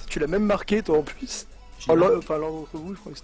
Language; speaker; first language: French; native; French